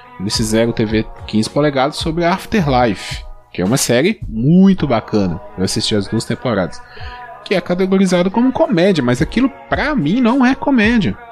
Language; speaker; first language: Portuguese; native; Portuguese